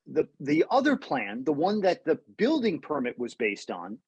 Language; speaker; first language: English; native; English